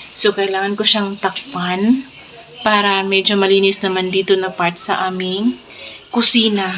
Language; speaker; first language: Filipino; non-native, local second language; Cebuano